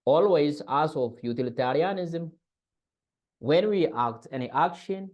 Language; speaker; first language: English; non-native, local second language; Amharic